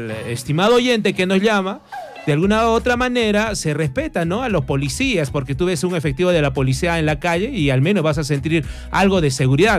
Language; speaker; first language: Spanish; native; Spanish